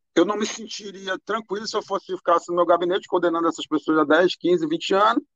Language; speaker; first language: Portuguese; native; Portuguese